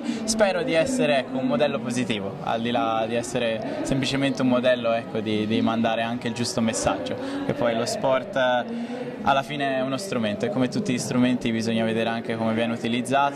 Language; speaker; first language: Italian; native; Italian